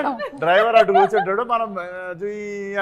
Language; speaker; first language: Telugu; native; Telugu